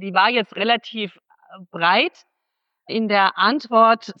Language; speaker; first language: German; native; German